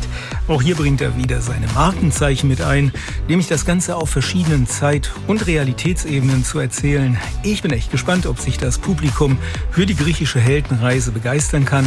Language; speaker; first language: German; native; German